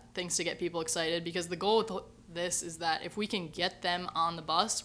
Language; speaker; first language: English; native; English